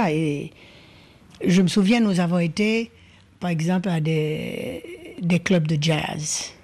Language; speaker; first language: French; non-native, local second language; Haitian Creole